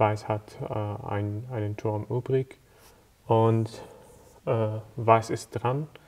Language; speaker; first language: German; non-native, learner; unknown